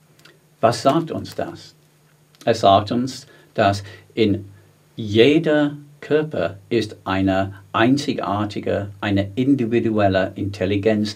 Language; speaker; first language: German; non-native, fluent; English